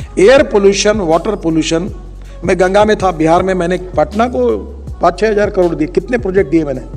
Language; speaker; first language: Hindi; non-native, local second language; Marathi